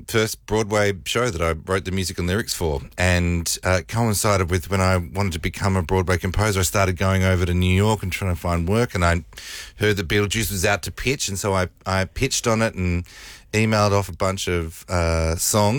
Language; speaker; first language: English; native; English